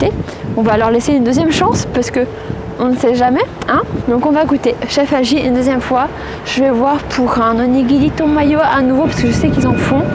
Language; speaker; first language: French; native; French